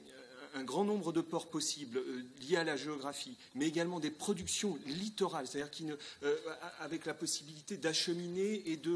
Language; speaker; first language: French; native; French